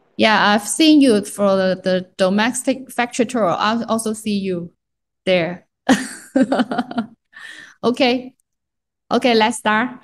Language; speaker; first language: English; non-native, learner; Chinese